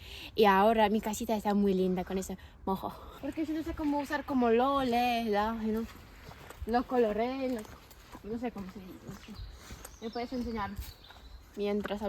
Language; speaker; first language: Spanish; non-native, fluent; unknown